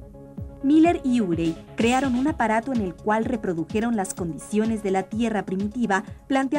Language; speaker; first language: Spanish; native; Spanish